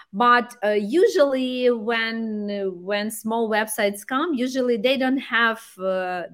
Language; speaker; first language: English; non-native, fluent; Ukrainian